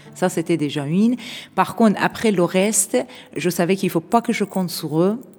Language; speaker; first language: French; non-native, fluent; Persian